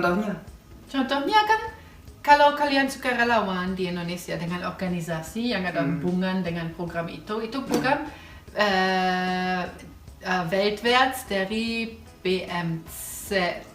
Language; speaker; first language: Indonesian; non-native, fluent; German